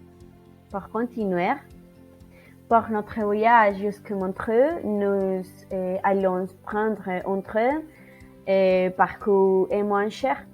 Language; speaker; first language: French; non-native, learner; Spanish